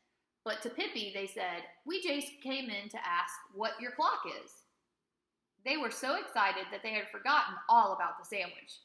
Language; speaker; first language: English; native; English